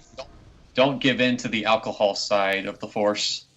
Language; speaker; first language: English; native; English